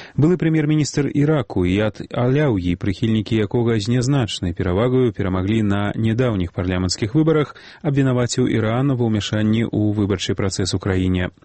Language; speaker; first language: Belarusian; native; Belarusian